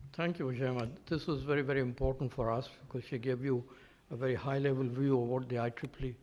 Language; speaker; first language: English; native; English